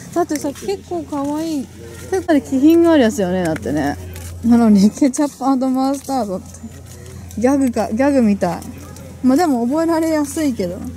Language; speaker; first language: Japanese; native; Japanese